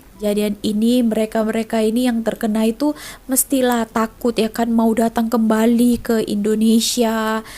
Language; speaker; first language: Indonesian; native; Indonesian